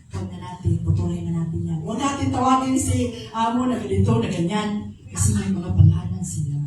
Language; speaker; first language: Filipino; non-native, local second language; Cebuano